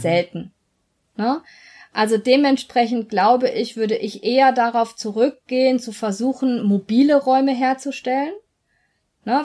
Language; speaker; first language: German; native; German